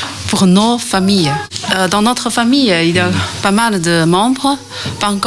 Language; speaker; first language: French; non-native, fluent; Chinese